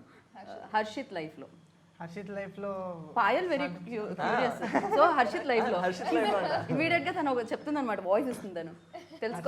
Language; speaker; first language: Telugu; native; Telugu